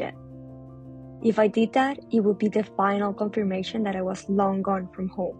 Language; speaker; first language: English; non-native, fluent; Spanish